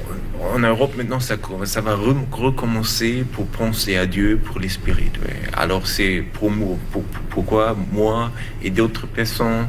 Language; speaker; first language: French; non-native, learner; German